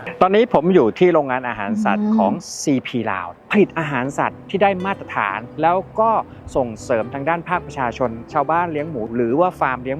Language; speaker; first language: Thai; native; Thai